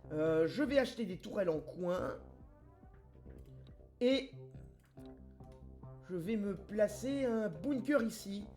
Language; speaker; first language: French; native; French